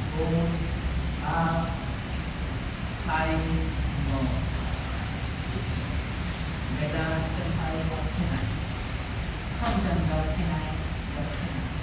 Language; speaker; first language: Vietnamese; non-native, fluent; Hindi